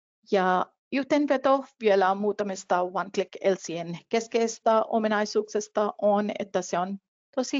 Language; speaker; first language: Finnish; non-native, fluent; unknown